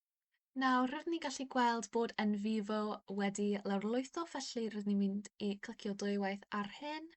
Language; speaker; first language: Welsh; non-native, local second language; English